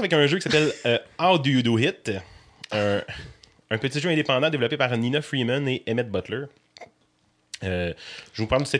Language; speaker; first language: French; native; French